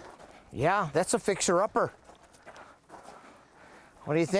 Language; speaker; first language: English; native; English